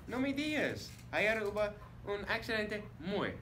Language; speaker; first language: Spanish; non-native, learner; English